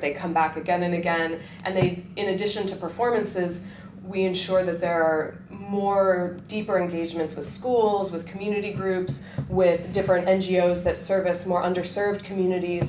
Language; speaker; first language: English; native; English